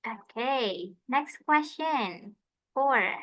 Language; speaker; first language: English; non-native, fluent; Indonesian